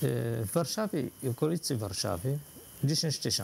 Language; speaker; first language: Polish; non-native, fluent; Arabic